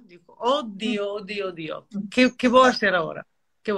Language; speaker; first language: Spanish; non-native, learner; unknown